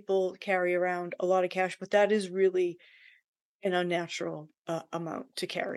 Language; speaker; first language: English; native; English